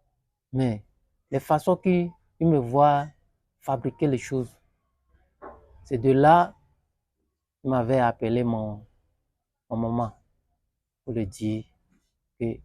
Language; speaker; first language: French; non-native, learner; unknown